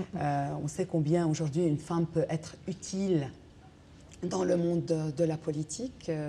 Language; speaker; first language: French; non-native, local second language; Arabic